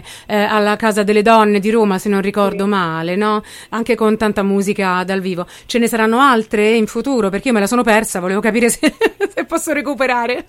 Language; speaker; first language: Italian; native; Italian